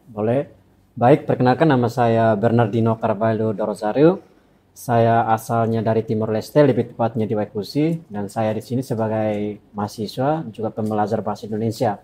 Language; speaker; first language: Indonesian; non-native, fluent; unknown